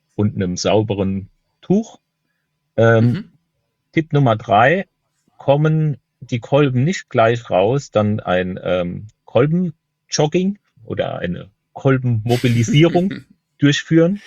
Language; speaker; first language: German; native; German